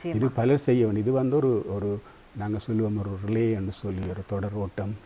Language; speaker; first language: Tamil; native; Tamil